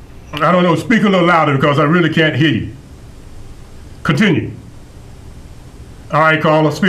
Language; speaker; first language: English; native; English